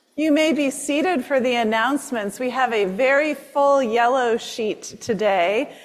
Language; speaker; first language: English; native; English